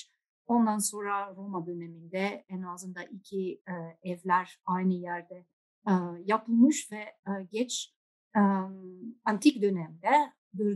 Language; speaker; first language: Turkish; non-native, fluent; Dutch